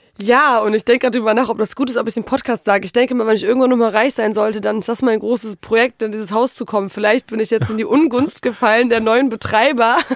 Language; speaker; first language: German; early bilingual, other home language; Polish